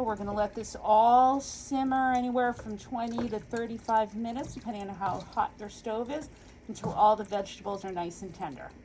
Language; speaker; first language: English; native; English